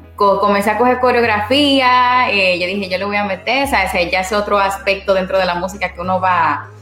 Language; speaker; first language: Spanish; native; Spanish